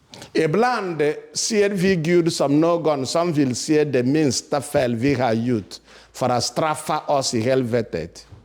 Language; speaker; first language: Swedish; non-native, fluent; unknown